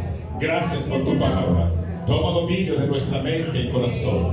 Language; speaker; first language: Spanish; native; Spanish